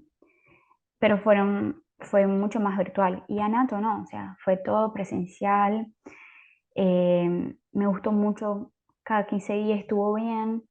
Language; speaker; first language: Spanish; native; Spanish